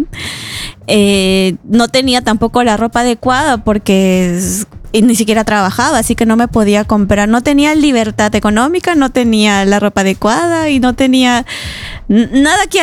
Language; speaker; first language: Spanish; native; Spanish